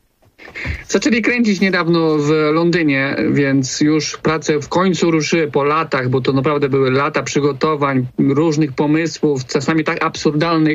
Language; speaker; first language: Polish; native; Polish